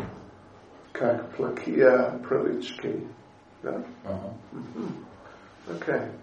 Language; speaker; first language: Russian; non-native, learner; English